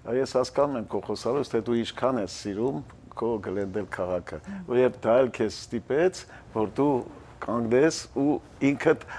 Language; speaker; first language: Armenian; native; Armenian